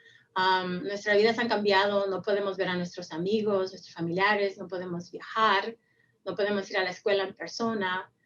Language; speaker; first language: Spanish; early bilingual, heritage; Spanish